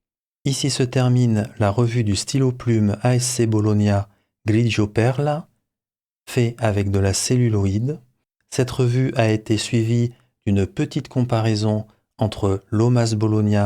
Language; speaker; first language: French; native; French